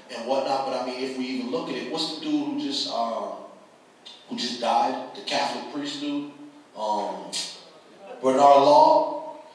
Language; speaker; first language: English; native; English